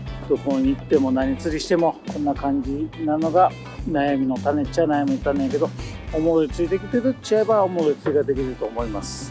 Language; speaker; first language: Japanese; native; Japanese